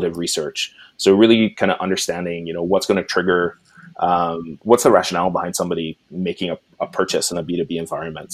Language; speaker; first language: English; native; English